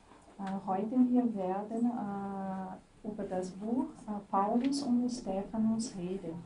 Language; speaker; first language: German; non-native, fluent; Portuguese